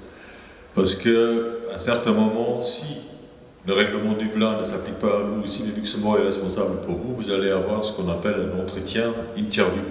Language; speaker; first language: French; native; French